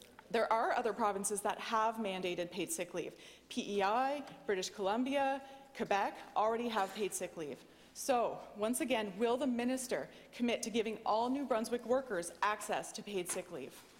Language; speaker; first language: English; native; English